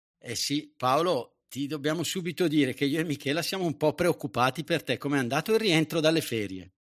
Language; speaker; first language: Italian; native; Italian